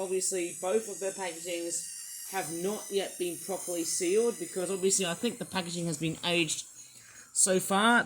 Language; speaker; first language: English; native; English